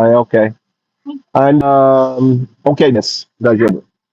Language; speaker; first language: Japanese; non-native, learner; English